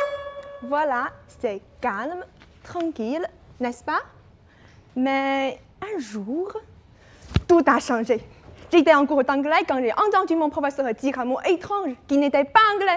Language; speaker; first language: French; non-native, fluent; Chinese